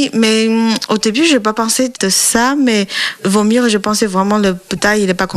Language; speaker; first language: French; non-native, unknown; Chinese